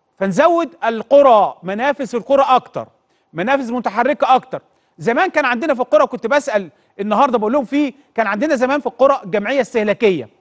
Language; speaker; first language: Arabic; native; Arabic